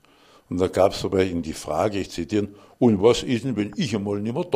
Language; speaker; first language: German; native; German